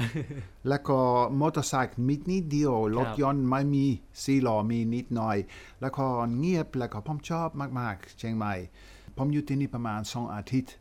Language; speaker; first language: Thai; non-native, fluent; Dutch